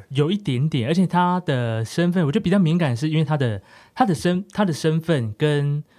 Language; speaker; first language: Chinese; non-native, local second language; Amis